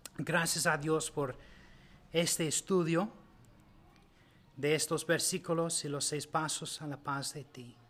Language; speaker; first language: Spanish; non-native, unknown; English